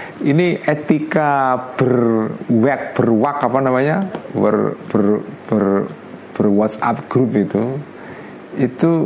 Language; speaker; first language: Indonesian; non-native, local second language; Javanese